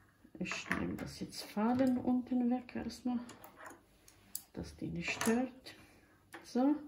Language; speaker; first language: German; non-native, learner; Croatian